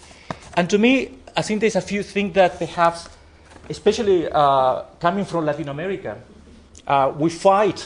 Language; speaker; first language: English; non-native, fluent; Spanish